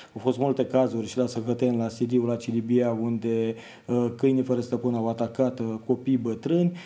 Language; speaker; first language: Romanian; native; Romanian